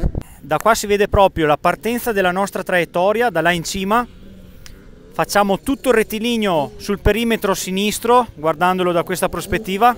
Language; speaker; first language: Italian; native; Italian